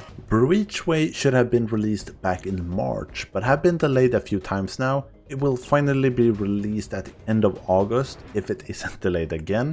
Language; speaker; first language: English; non-native, fluent; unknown